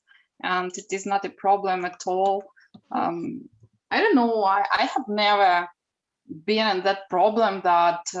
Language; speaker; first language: English; non-native, learner; Ukrainian